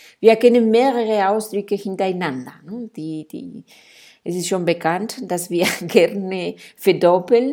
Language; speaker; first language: German; non-native, fluent; Spanish